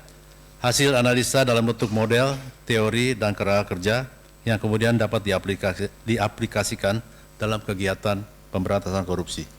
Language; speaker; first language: Indonesian; native; Indonesian